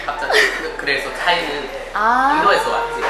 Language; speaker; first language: Korean; non-native, fluent; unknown